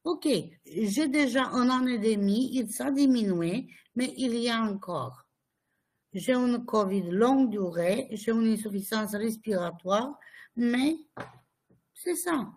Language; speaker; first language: French; non-native, fluent; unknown